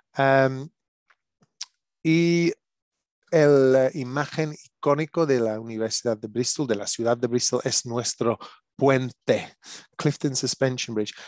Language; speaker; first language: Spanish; non-native, learner; English